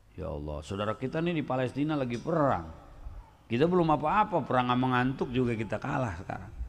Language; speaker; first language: Indonesian; non-native, local second language; Sundanese